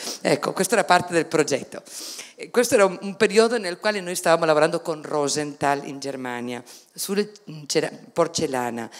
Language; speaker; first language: Italian; non-native, fluent; Spanish